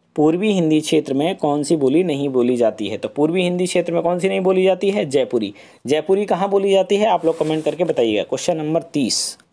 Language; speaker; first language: Hindi; native; Hindi